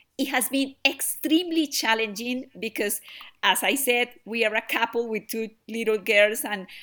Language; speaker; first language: English; non-native, fluent; Spanish